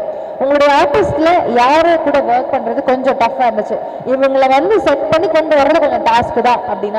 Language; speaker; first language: Tamil; native; Tamil